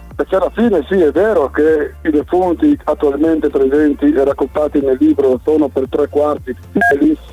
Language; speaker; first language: Italian; native; Italian